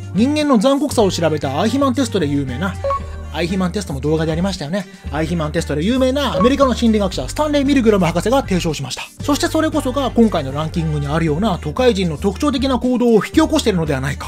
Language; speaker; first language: Japanese; native; Japanese